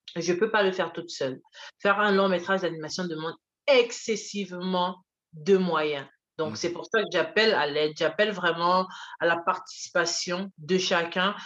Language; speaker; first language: French; early bilingual, other home language; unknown